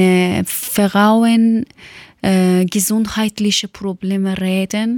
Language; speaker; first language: German; non-native, learner; Persian